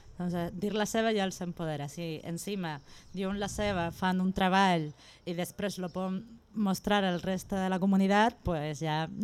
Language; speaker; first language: Catalan; non-native, local second language; Spanish